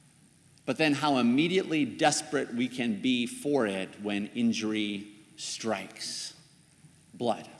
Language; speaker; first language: English; native; English